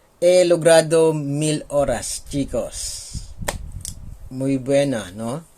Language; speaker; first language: Spanish; non-native, learner; Filipino